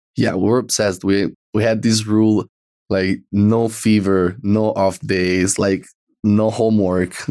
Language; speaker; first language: English; non-native, fluent; Italian